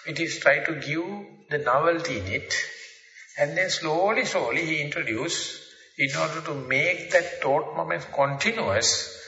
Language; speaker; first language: English; non-native, local second language; Sinhala